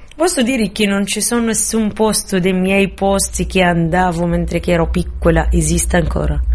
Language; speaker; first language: Italian; non-native, fluent; Arabic